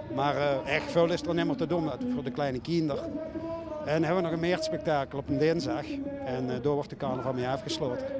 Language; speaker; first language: Dutch; native; Dutch